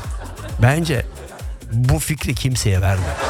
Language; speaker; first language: Turkish; native; Turkish